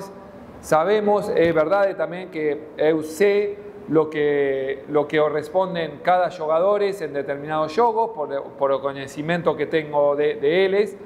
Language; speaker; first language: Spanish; non-native, fluent; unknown